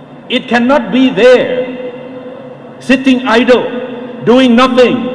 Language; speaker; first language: English; non-native, fluent; Thai